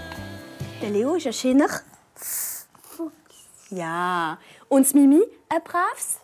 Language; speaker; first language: German; non-native, learner; French